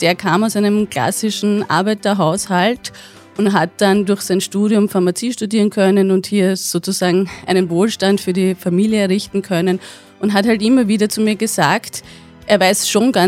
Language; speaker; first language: German; native; German